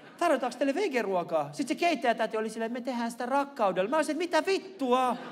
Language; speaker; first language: Finnish; early bilingual, other home language; Persian